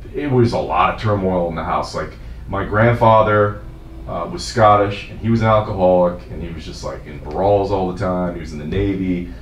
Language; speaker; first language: English; native; English